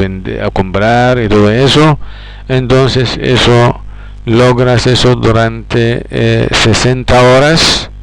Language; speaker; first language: Spanish; non-native, fluent; Arabic